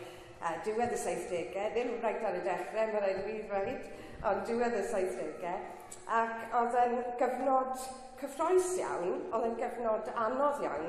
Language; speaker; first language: Welsh; non-native, local second language; English